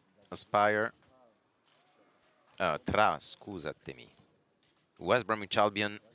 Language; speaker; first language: Italian; non-native, fluent; French